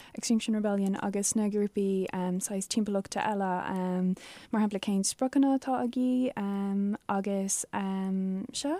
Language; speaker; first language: Irish; non-native, local second language; English